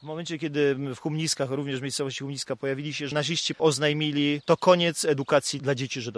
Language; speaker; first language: Polish; native; Polish